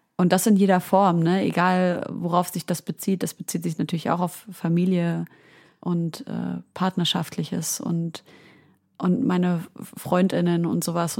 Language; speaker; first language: German; early bilingual, other home language; Arabic